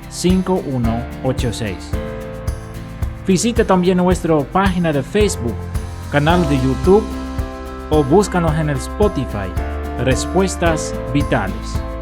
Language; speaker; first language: Spanish; native; Spanish